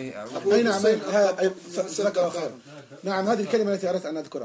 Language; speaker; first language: Arabic; native; Arabic